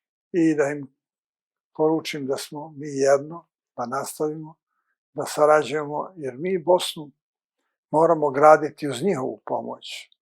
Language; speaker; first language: Bosnian; native; Bosnian